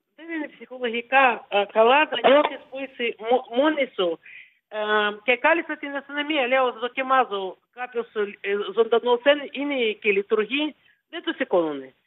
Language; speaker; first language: Greek; early bilingual, heritage; Ukrainian